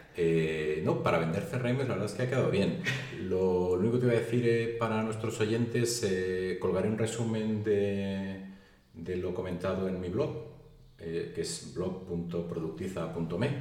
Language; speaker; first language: Spanish; native; Spanish